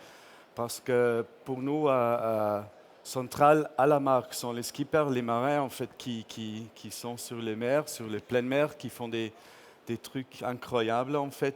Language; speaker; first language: French; non-native, fluent; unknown